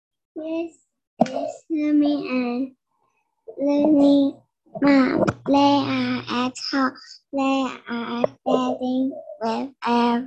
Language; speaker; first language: English; non-native, learner; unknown